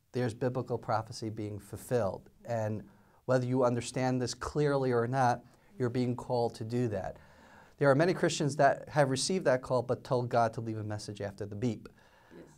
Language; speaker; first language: English; native; English